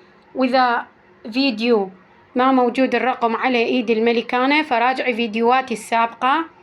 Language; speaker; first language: Arabic; native; Arabic